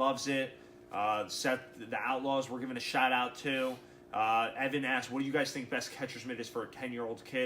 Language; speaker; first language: English; native; English